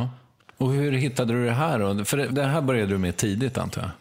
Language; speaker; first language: Swedish; native; Swedish